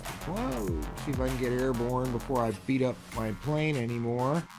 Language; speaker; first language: English; native; English